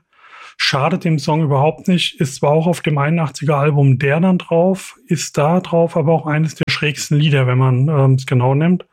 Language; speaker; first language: German; native; German